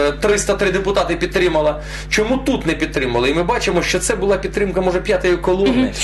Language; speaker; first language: Ukrainian; non-native, local second language; Russian